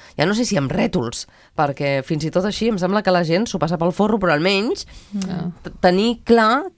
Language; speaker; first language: Catalan; native; Catalan